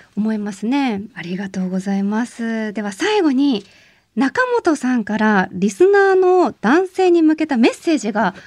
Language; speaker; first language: Japanese; native; Japanese